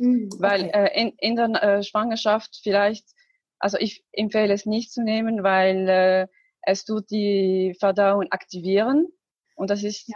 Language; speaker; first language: German; non-native, learner; Arabic